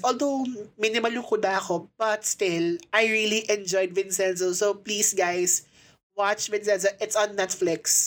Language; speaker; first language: English; non-native, local second language; Filipino